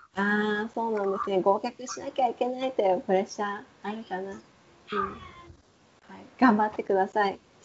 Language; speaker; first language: Japanese; native; Japanese